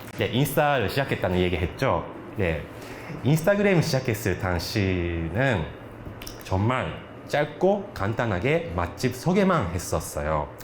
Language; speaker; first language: Korean; non-native, fluent; Japanese